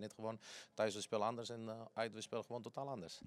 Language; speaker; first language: Dutch; non-native, fluent; Greek